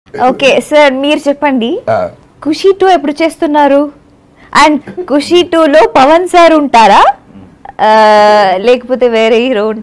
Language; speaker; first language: Telugu; native; Telugu